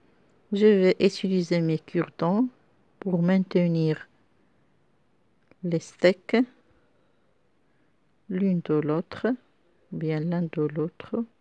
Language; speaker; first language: French; non-native, local second language; Arabic